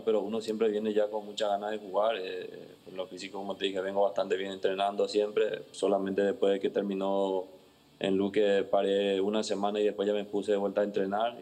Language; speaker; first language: Spanish; native; Spanish